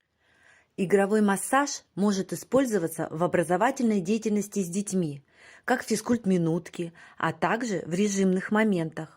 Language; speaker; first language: Russian; native; Russian